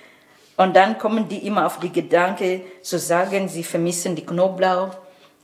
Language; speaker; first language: German; non-native, learner; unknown